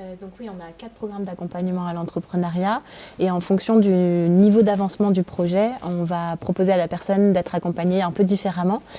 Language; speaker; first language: French; native; French